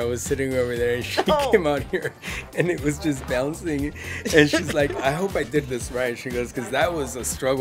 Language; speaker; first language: English; early bilingual, other home language; Spanish